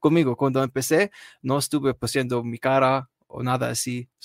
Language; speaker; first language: Spanish; non-native, learner; Arabic